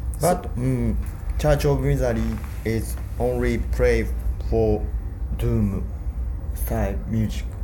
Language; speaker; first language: English; non-native, learner; Japanese